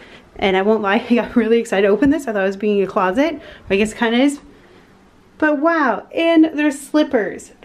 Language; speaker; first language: English; native; English